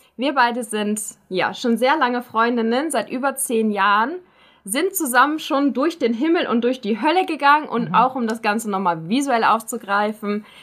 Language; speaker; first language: German; native; German